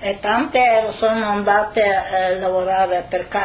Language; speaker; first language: Italian; non-native, local second language; Slovenian